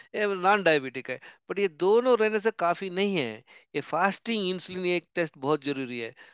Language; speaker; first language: Hindi; non-native, local second language; Telugu